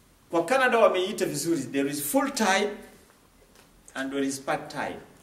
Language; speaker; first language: English; non-native, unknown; Swahili